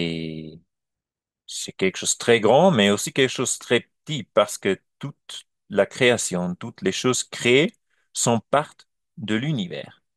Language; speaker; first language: French; non-native, learner; German